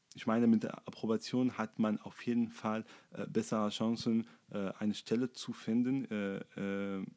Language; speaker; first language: German; non-native, fluent; Arabic